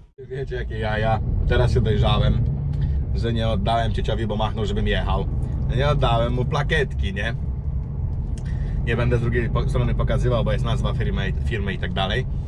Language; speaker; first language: Polish; native; Polish